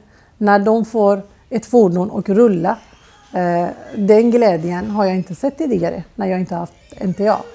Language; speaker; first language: Swedish; non-native, fluent; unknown